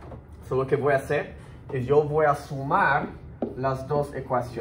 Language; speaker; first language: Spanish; early bilingual, heritage; Spanish